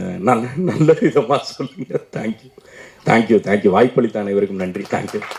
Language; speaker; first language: Tamil; native; Tamil